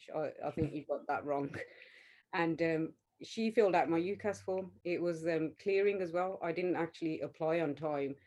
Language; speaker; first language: English; native; English